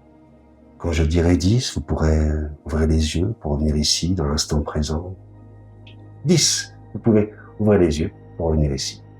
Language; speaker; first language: French; native; French